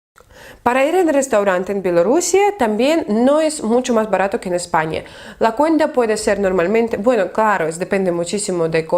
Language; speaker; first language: Spanish; non-native, fluent; Russian